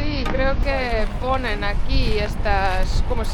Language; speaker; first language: Spanish; non-native, fluent; Estonian